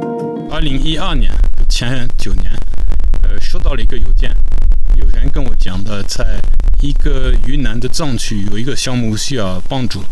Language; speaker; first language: Chinese; non-native, fluent; French